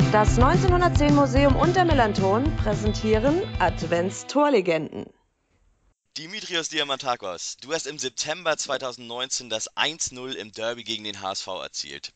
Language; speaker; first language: German; native; German